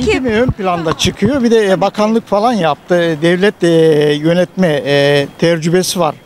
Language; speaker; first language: Turkish; native; Turkish